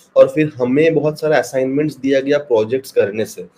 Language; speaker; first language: Hindi; non-native, local second language; Bangla